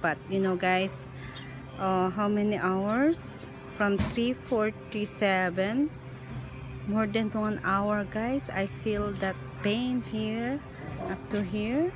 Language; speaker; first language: English; non-native, local second language; Filipino